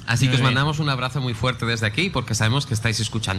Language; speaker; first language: Spanish; native; Spanish